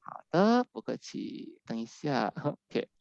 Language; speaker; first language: Chinese; non-native, fluent; Indonesian